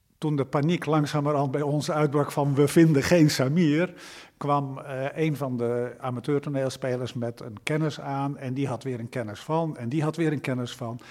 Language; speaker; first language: Dutch; native; Dutch